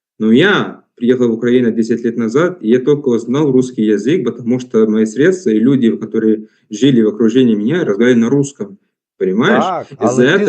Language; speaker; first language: Russian; non-native, fluent; Arabic